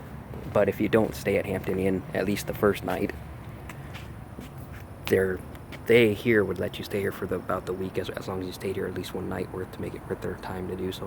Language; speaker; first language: English; native; English